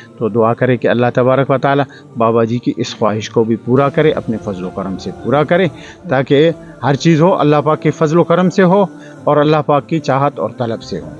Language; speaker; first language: Urdu; non-native, local second language; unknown